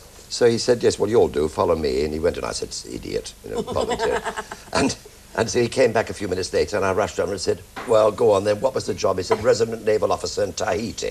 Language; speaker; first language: English; native; English